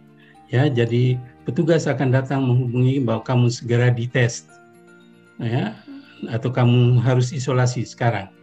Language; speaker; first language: Indonesian; non-native, local second language; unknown